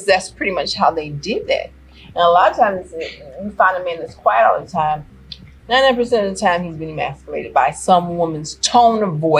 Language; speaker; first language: English; native; English